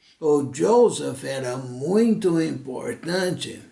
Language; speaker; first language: Portuguese; non-native, fluent; English